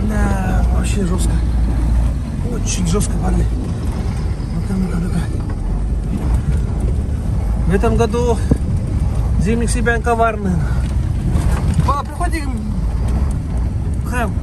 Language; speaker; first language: Russian; native; Russian